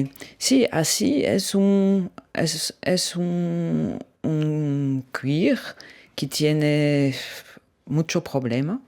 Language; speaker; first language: Spanish; non-native, fluent; French